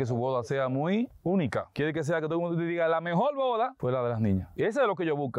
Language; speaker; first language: Spanish; native; Spanish